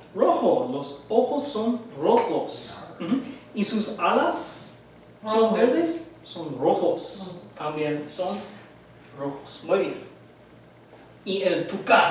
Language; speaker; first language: Spanish; non-native, fluent; English